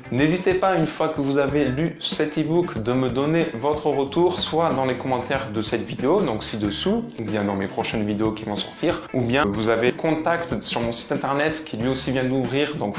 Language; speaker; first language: French; native; French